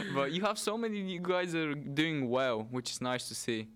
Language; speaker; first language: English; non-native, fluent; Bulgarian